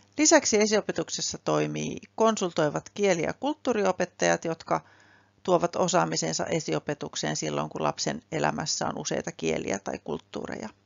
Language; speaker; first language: Finnish; native; Finnish